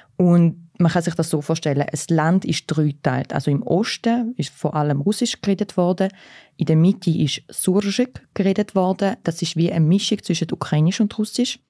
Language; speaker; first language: German; early bilingual, other home language; Russian